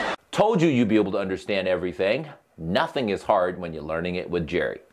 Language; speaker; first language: English; non-native, fluent; Chinese